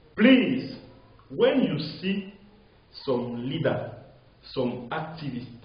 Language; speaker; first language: English; non-native, local second language; French